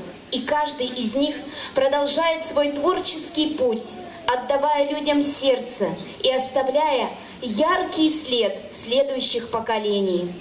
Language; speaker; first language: Russian; native; Russian